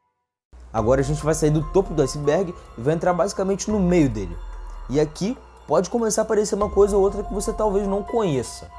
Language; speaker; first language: Portuguese; native; Portuguese